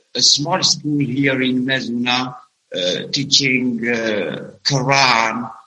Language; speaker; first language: English; non-native, learner; Arabic